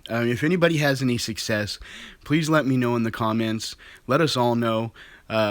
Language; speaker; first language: English; native; English